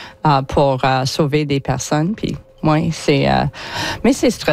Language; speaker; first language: French; non-native, learner; English